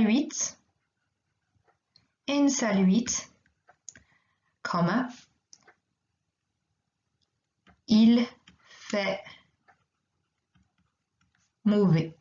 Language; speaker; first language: French; non-native, fluent; English